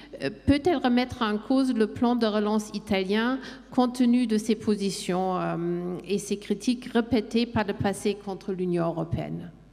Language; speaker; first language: French; non-native, fluent; German